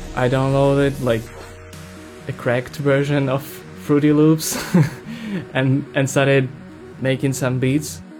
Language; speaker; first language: English; non-native, fluent; Ukrainian